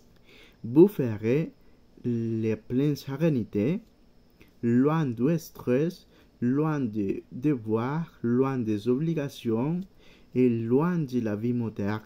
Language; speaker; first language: French; non-native, learner; Spanish